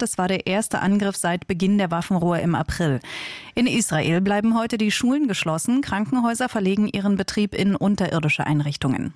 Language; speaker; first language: German; native; German